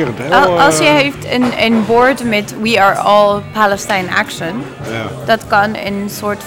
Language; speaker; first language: Dutch; non-native, learner; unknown